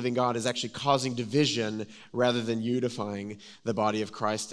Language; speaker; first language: English; native; English